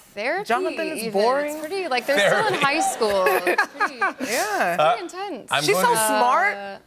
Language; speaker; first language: English; native; English